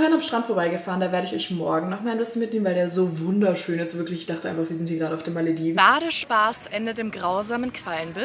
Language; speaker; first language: German; native; German